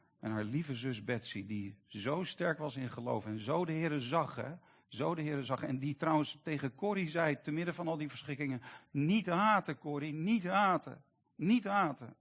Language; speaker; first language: Dutch; native; Dutch